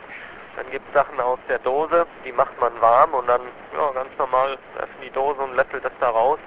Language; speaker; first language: German; native; German